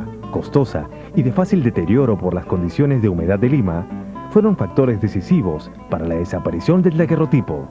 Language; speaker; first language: Spanish; native; Spanish